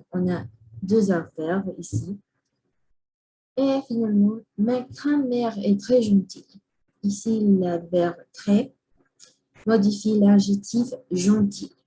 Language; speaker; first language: French; non-native, learner; Spanish